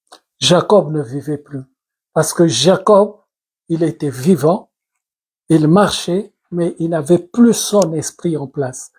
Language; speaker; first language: French; non-native, local second language; Lingala